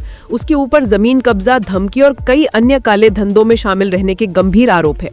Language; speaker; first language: Hindi; native; Hindi